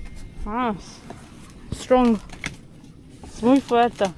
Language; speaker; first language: Spanish; non-native, learner; Turkish